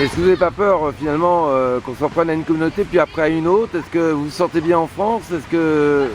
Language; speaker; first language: French; native; French